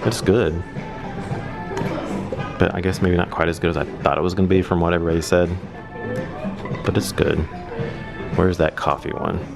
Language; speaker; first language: English; native; English